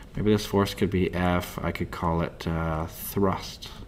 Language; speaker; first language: English; native; English